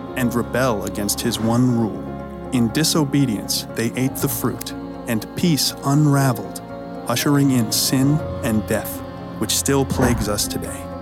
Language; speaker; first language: English; native; English